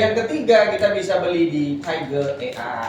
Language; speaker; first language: Indonesian; native; Indonesian